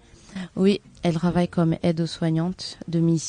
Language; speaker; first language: French; early bilingual, other home language; Portuguese